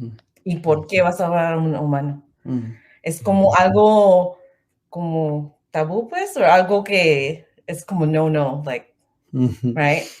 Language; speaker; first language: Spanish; non-native, learner; English